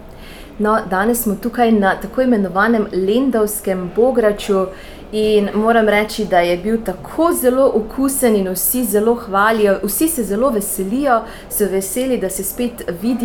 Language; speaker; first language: Slovenian; native; Slovenian